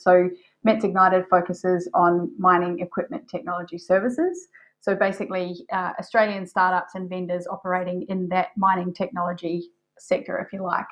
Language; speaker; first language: English; native; English